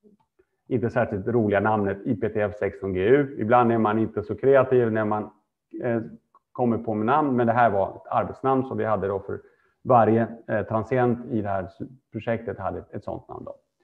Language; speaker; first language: Swedish; native; Swedish